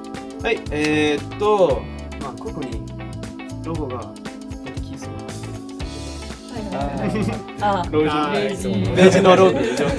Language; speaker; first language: Japanese; non-native, learner; English